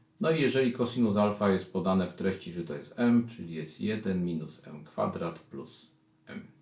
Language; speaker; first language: Polish; native; Polish